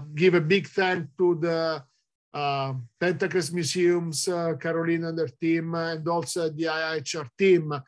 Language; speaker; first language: English; non-native, fluent; Italian